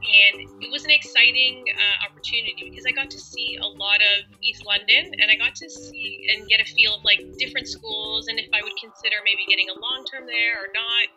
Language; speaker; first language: English; native; English